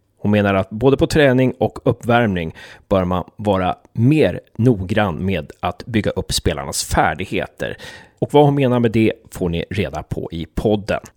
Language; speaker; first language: Swedish; native; Swedish